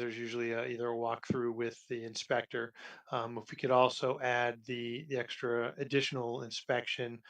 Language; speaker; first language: English; native; English